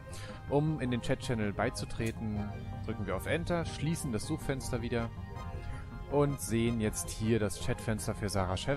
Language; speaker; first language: German; native; German